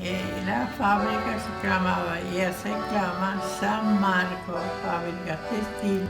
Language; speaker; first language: Spanish; early bilingual, other home language; Italian